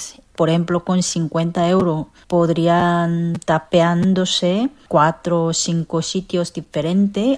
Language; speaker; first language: Spanish; non-native, fluent; Korean